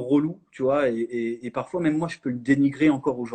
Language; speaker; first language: French; native; French